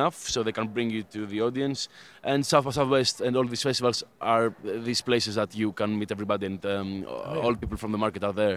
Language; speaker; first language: English; non-native, fluent; Greek